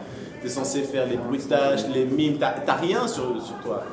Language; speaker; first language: French; native; French